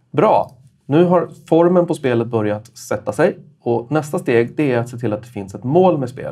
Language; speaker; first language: Swedish; native; Swedish